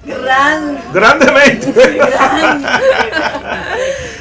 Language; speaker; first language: Spanish; native; Spanish